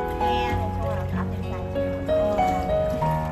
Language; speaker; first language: Cantonese; non-native, learner; Thai